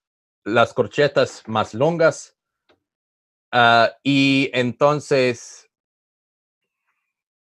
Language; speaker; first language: Spanish; non-native, learner; English